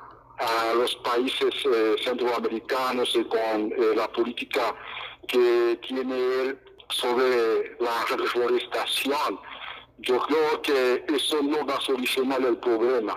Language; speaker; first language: Spanish; non-native, fluent; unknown